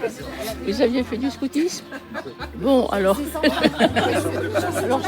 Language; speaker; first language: French; native; French